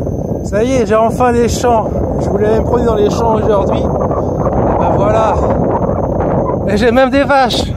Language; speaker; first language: French; native; French